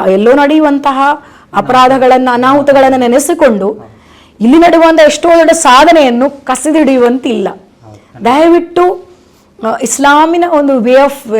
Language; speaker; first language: Kannada; non-native, local second language; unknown